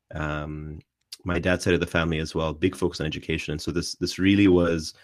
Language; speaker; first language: English; non-native, fluent; Arabic